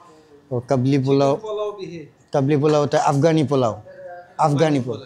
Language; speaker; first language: Hindi; non-native, learner; Bangla